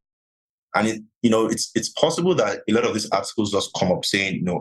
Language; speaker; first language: English; non-native, local second language; Yoruba